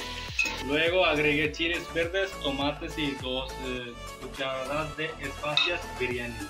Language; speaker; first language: Spanish; non-native, learner; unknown